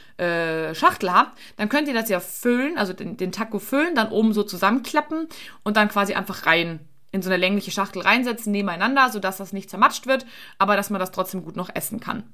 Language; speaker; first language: German; native; German